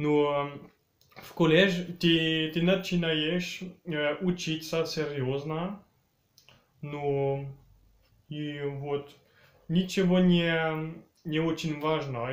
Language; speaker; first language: Russian; early bilingual, heritage; French